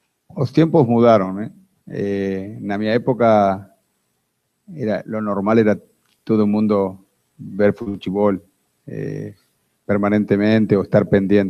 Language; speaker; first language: Spanish; non-native, fluent; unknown